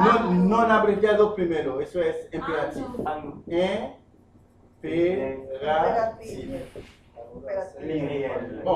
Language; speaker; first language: Spanish; non-native, fluent; Haitian Creole